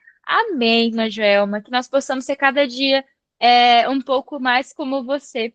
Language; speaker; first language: Portuguese; native; Portuguese